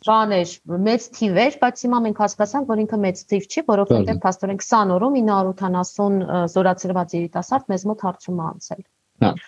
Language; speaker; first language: Armenian; native; Armenian